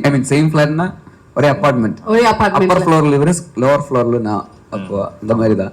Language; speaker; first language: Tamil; non-native, learner; Malayalam